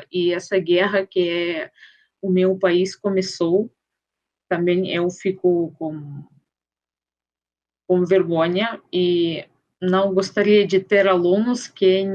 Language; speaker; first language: Portuguese; non-native, fluent; Russian